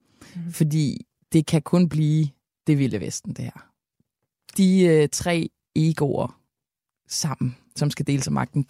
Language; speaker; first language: Danish; native; Danish